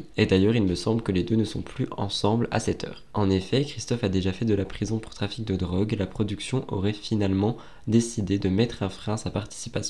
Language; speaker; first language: French; native; French